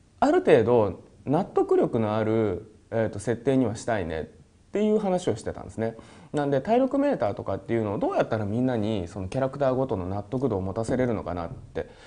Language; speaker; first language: Japanese; native; Japanese